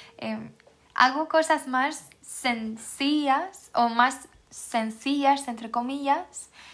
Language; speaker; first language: Spanish; non-native, fluent; Swedish